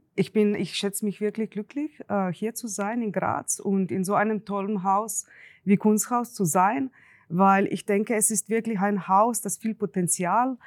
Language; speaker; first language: German; non-native, fluent; Slovenian